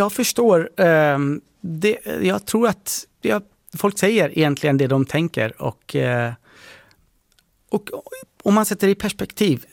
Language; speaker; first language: Swedish; early bilingual, other home language; Persian